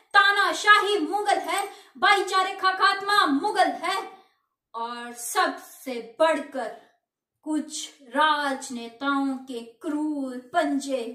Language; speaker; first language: Hindi; non-native, local second language; Punjabi